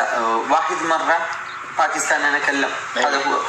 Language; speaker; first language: Arabic; non-native, learner; Malayalam